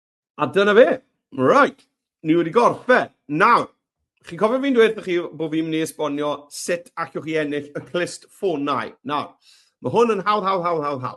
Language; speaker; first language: Welsh; native; Welsh